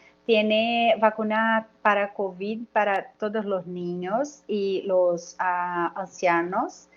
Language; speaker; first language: Spanish; non-native, learner; Portuguese